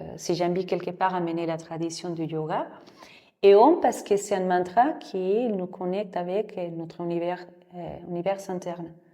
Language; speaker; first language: French; non-native, fluent; Spanish